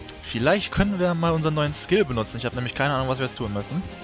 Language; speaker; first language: German; native; German